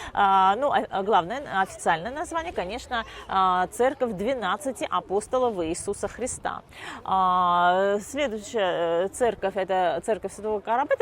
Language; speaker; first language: Russian; native; Russian